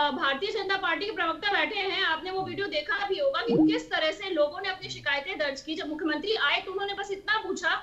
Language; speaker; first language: Hindi; native; Hindi